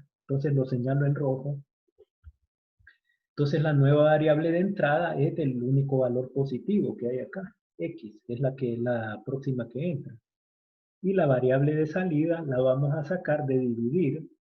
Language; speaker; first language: Spanish; native; Spanish